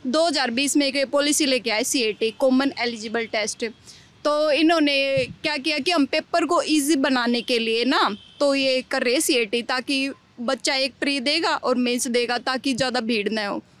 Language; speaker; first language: Hindi; native; Hindi